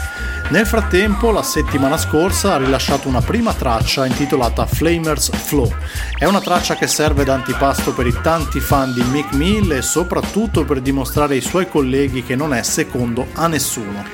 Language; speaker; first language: Italian; native; Italian